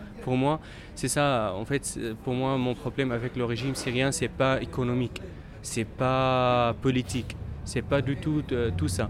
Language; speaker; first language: French; non-native, fluent; Arabic